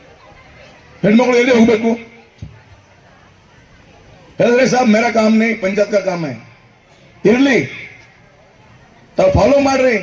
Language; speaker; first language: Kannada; non-native, local second language; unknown